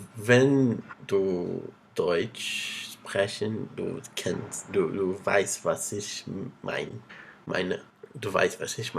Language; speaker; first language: German; non-native, learner; Portuguese